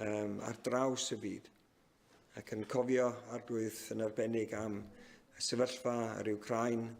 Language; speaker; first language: Welsh; native; Welsh